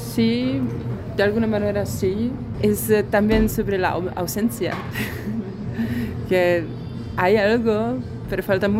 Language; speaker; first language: Spanish; non-native, fluent; Czech